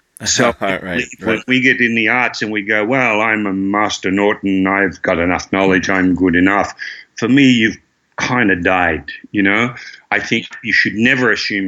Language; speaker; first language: English; native; English